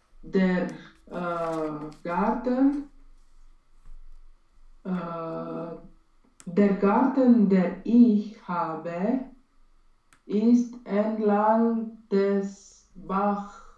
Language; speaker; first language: German; non-native, learner; Romanian